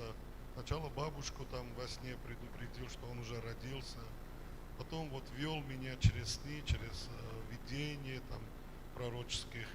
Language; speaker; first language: Russian; non-native, fluent; Armenian